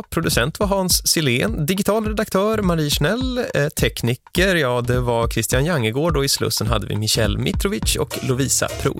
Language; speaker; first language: Swedish; native; Swedish